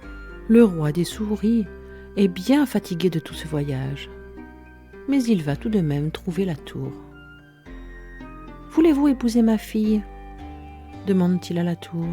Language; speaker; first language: French; native; French